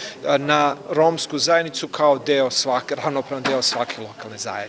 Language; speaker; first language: Serbian; native; Serbian